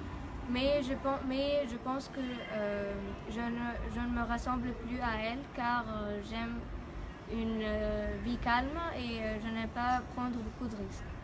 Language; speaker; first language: French; non-native, fluent; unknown